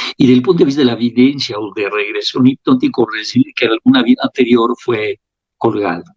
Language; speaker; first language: Spanish; non-native, fluent; French